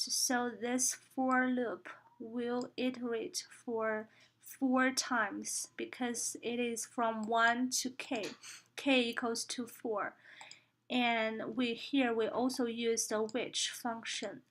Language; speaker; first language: English; non-native, fluent; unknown